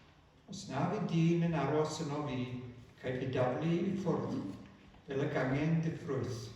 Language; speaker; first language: Welsh; native; Welsh